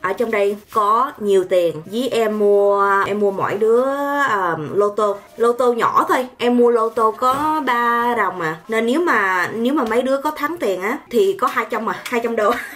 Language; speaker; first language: Vietnamese; early bilingual, heritage; Vietnamese